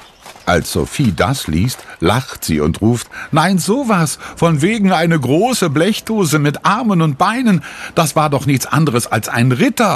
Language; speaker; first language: German; native; German